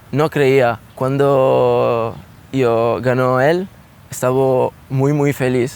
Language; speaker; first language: Spanish; non-native, learner; Italian